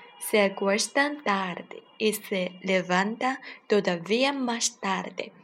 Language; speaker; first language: Spanish; non-native, fluent; Chinese